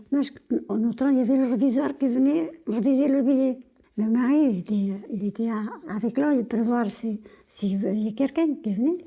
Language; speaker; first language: French; non-native, fluent; Portuguese